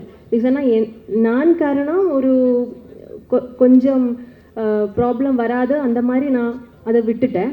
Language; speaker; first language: Tamil; non-native, learner; Malayalam